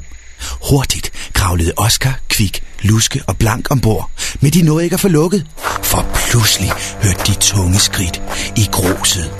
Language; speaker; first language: Danish; native; Danish